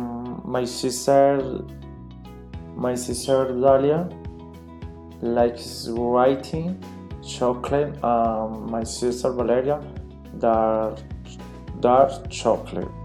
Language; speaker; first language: English; non-native, learner; Spanish